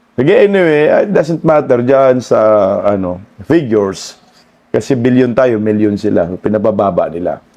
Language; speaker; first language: Filipino; non-native, local second language; Cebuano